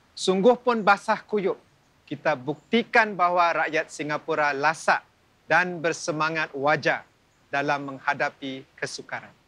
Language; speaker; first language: Malay; native; Malay